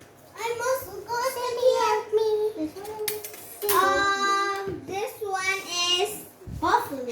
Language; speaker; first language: English; non-native, learner; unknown